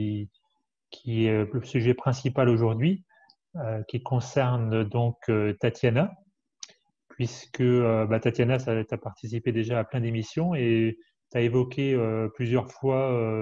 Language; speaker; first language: French; native; French